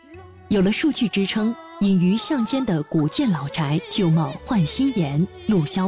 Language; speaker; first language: Chinese; native; Chinese